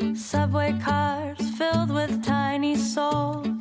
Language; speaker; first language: English; native; English